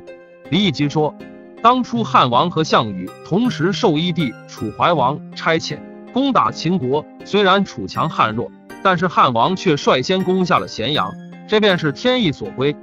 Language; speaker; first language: Chinese; native; Chinese